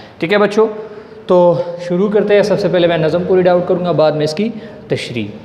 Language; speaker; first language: Urdu; non-native, local second language; Pashto